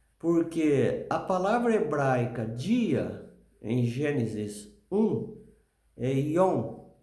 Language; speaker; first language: Portuguese; native; Portuguese